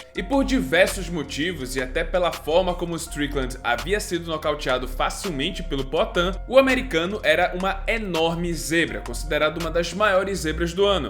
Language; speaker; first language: Portuguese; native; Portuguese